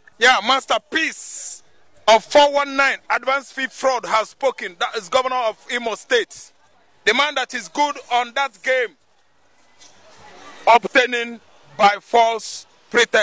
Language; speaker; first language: English; non-native, local second language; Igbo